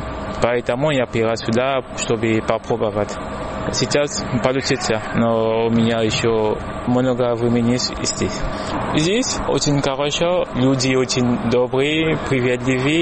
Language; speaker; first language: Russian; non-native, learner; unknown